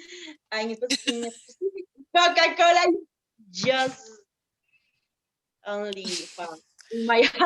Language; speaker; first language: English; non-native, learner; Spanish